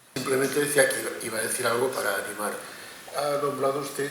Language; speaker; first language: Spanish; non-native, local second language; Catalan